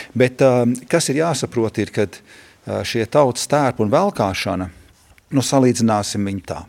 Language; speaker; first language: Latvian; early bilingual, heritage; Latvian